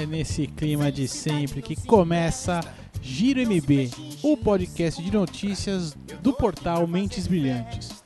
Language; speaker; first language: Portuguese; native; Portuguese